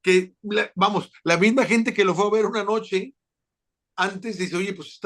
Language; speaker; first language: Spanish; native; Spanish